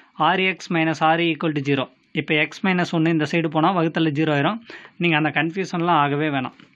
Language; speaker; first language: Tamil; native; Tamil